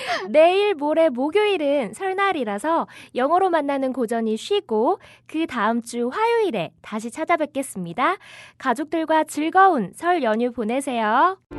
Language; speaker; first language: Korean; native; Korean